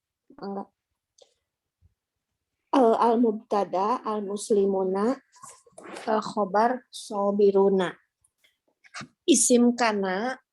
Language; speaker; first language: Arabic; non-native, learner; Sundanese